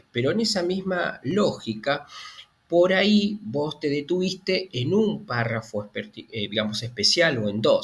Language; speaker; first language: Spanish; native; Spanish